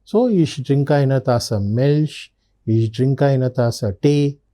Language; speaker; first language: German; non-native, learner; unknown